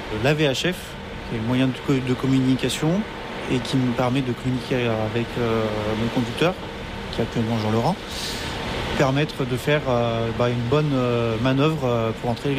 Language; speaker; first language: French; native; French